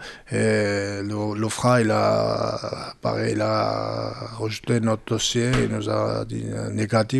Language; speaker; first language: French; non-native, fluent; Georgian